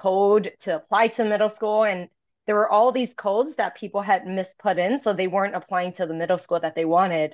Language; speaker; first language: English; early bilingual, other home language; Cantonese